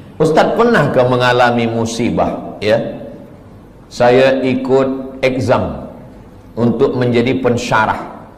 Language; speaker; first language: Malay; native; Malay